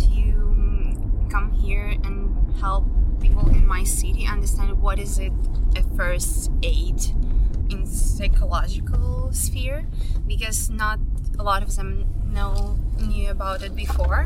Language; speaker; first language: English; non-native, fluent; Ukrainian